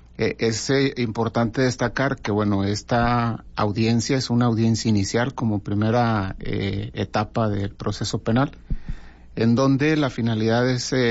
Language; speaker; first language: Spanish; native; Spanish